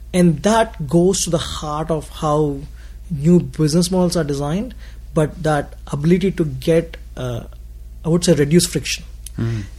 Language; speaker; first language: English; non-native, local second language; Telugu